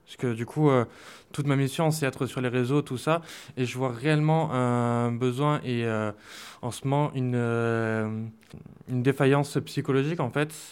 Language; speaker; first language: French; native; French